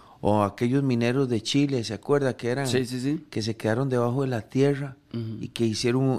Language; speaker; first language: Spanish; native; Spanish